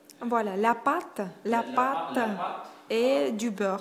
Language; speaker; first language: French; non-native, fluent; Russian